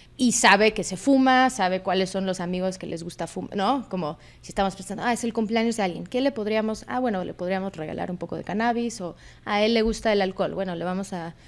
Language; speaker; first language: Spanish; native; Spanish